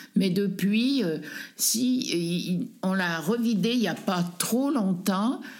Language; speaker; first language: French; native; French